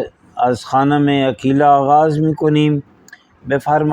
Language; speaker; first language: Persian; non-native, fluent; Urdu